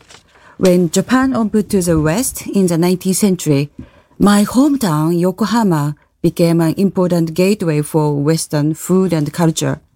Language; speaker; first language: English; non-native, fluent; Japanese